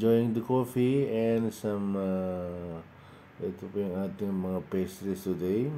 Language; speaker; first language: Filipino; native; Filipino